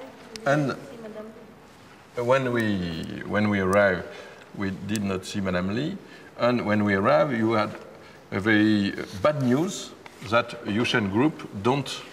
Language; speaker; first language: English; non-native, learner; French